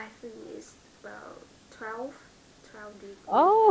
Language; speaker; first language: English; non-native, learner; Vietnamese